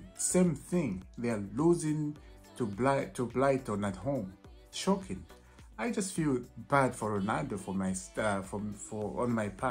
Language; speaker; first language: English; non-native, fluent; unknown